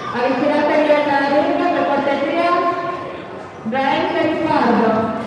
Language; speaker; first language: Italian; native; Italian